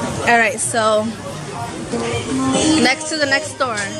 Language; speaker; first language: English; early bilingual, other home language; Spanish